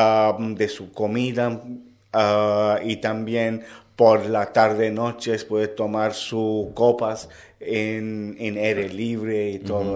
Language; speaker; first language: Spanish; non-native, learner; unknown